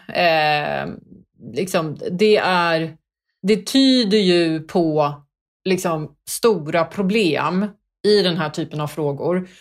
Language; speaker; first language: Swedish; early bilingual, other home language; Kurdish